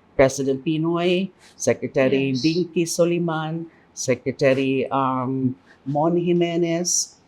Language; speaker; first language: Filipino; non-native, local second language; Bikol